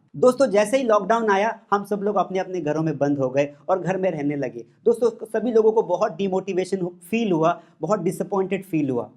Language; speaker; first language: Hindi; native; Hindi